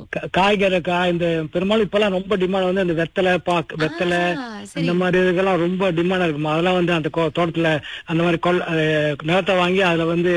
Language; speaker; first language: Tamil; early bilingual, heritage; Tamil